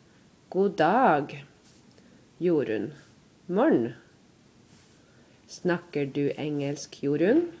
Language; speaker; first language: Norwegian; non-native, learner; English